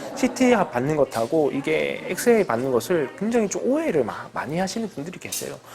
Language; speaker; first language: Korean; native; Korean